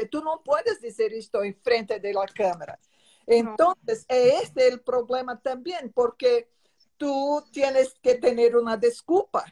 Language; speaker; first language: Spanish; non-native, learner; Portuguese